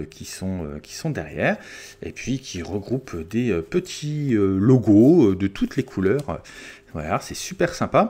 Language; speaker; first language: French; native; French